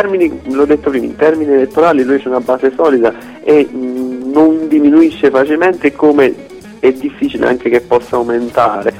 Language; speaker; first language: Italian; native; Italian